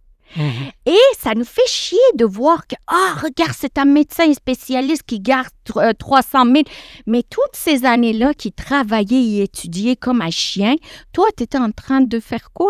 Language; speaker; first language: French; non-native, fluent; Persian